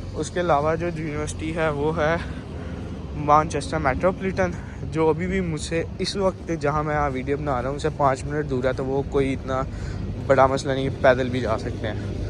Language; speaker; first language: Urdu; native; Urdu